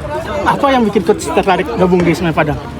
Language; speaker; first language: Indonesian; native; Indonesian